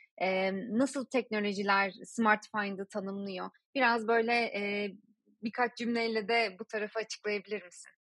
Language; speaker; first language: Turkish; native; Turkish